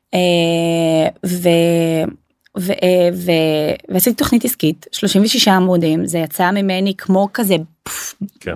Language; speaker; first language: Hebrew; non-native, local second language; Arabic